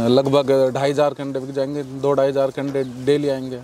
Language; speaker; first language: Hindi; native; Hindi